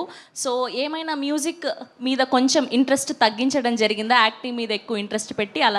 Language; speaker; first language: Telugu; native; Telugu